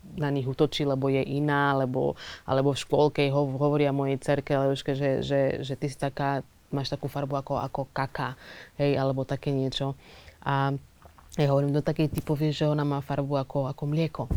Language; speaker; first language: Slovak; early bilingual, other home language; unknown